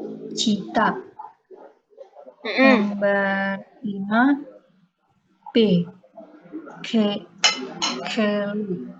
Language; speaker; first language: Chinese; non-native, learner; Indonesian